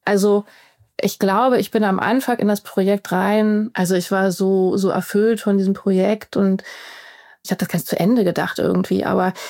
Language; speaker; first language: German; native; German